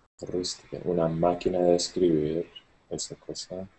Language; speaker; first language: Spanish; non-native, learner; English